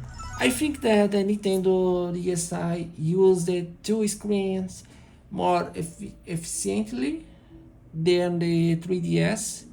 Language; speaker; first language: English; non-native, learner; Portuguese